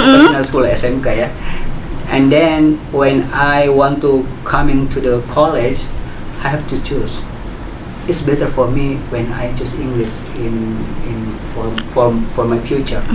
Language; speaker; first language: English; non-native, learner; Indonesian